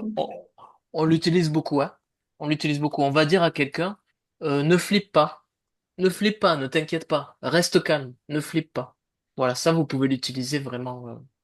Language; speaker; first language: French; native; French